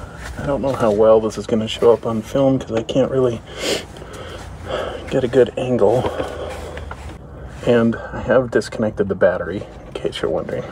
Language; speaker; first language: English; native; English